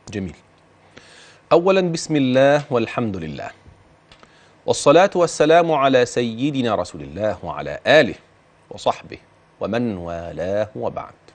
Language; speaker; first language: Arabic; native; Arabic